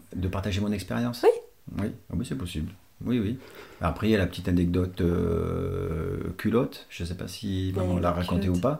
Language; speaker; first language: French; non-native, fluent; Portuguese